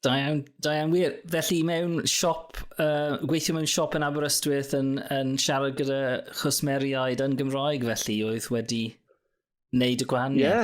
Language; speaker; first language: Welsh; non-native, local second language; English